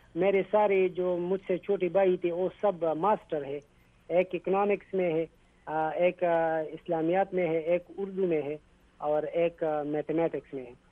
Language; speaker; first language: Urdu; non-native, local second language; Pashto